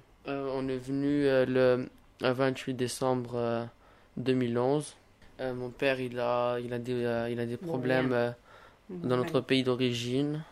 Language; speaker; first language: French; early bilingual, other home language; Albanian